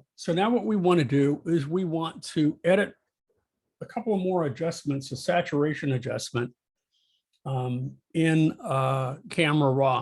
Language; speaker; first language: English; native; English